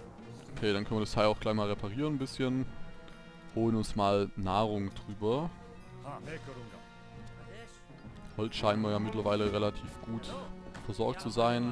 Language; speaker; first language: German; native; German